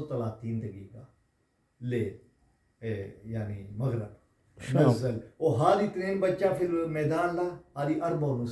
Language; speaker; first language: Arabic; non-native, learner; Urdu